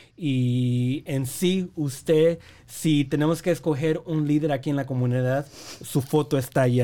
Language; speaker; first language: Spanish; early bilingual, heritage; Spanish